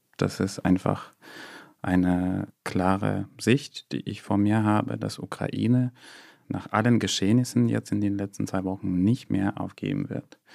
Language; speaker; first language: German; non-native, fluent; Russian